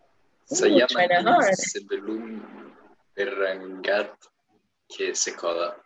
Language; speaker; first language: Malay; non-native, learner; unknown